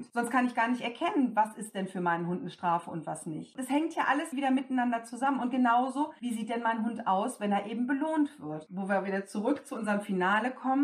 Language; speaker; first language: German; native; German